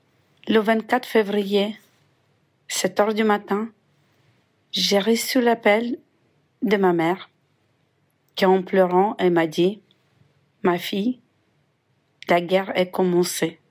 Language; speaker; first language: French; non-native, fluent; Ukrainian